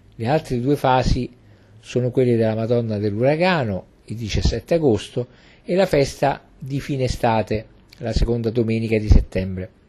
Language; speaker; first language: Italian; native; Italian